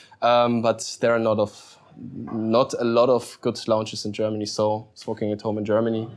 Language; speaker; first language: English; non-native, fluent; German